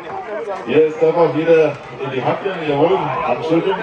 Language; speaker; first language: German; native; German